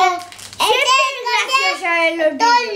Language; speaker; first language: Spanish; native; Spanish